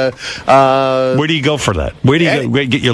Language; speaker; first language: English; native; English